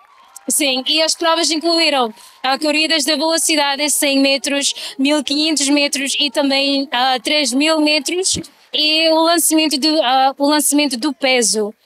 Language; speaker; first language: Portuguese; non-native, local second language; Tetum